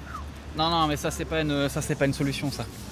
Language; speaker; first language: French; native; French